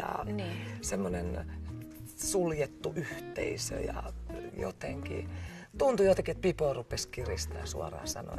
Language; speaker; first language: Finnish; native; Finnish